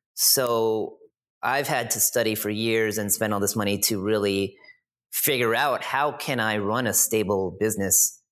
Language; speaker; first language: English; native; English